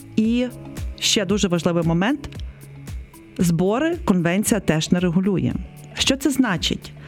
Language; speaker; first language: Ukrainian; native; Ukrainian